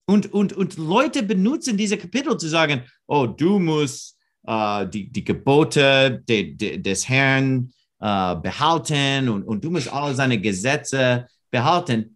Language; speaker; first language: German; non-native, learner; English